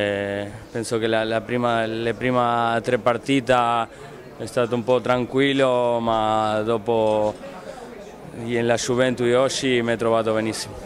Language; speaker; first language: Italian; non-native, fluent; Spanish